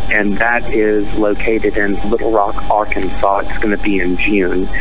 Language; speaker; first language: English; native; English